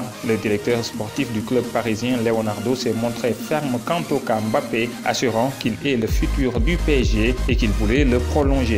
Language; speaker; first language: French; non-native, local second language; Wolof